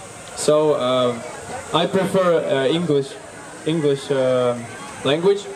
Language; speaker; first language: English; non-native, learner; Ukrainian